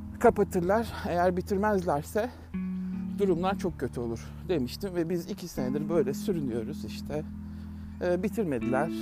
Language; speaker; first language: Turkish; native; Turkish